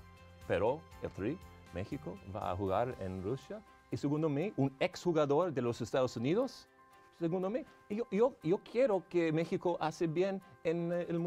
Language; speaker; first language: Spanish; non-native, fluent; English